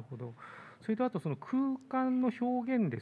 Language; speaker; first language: Japanese; native; Japanese